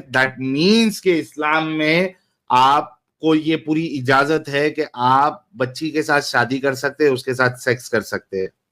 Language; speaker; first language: Hindi; native; Hindi